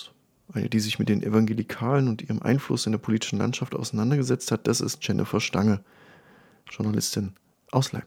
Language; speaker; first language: German; native; German